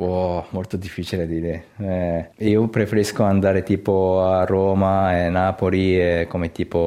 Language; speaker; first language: Italian; non-native, learner; Japanese